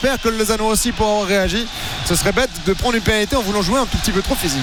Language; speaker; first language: French; native; French